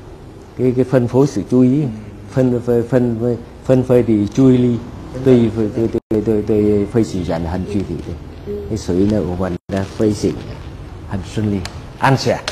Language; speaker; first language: Chinese; non-native, learner; Vietnamese